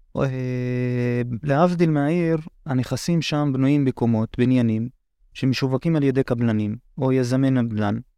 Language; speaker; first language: Hebrew; non-native, local second language; Arabic